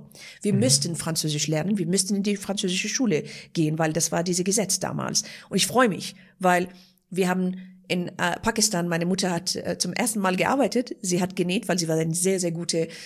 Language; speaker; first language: German; non-native, fluent; Persian